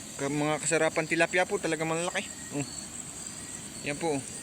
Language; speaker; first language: Filipino; native; Filipino